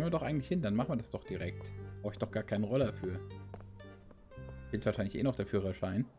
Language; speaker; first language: German; native; German